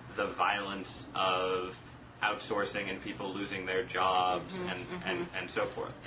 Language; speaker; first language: English; native; English